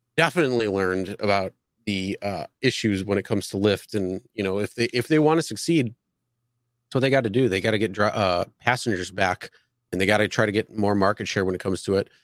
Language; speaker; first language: English; native; English